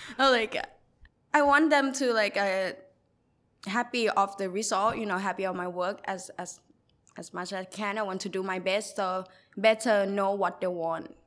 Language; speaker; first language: English; non-native, learner; Thai